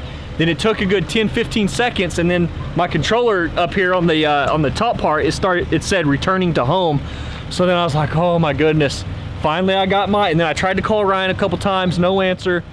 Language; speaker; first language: English; native; English